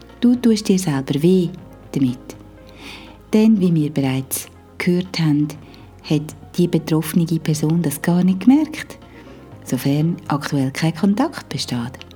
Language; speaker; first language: German; native; German